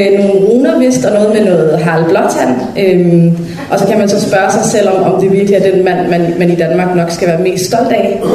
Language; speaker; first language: Danish; early bilingual, other home language; Somali